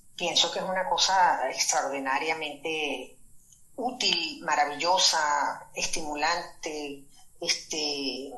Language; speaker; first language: Spanish; native; Spanish